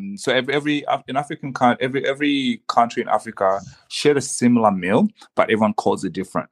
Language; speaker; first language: English; early bilingual, other home language; Swahili